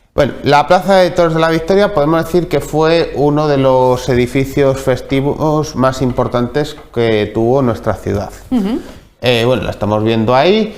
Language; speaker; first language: Spanish; native; Spanish